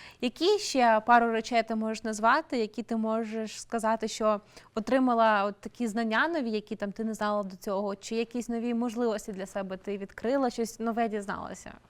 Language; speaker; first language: Ukrainian; native; Ukrainian